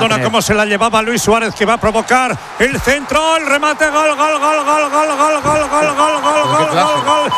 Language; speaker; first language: Spanish; native; Spanish